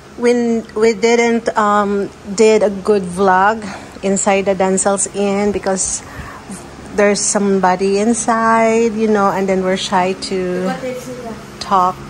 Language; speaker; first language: English; non-native, local second language; Filipino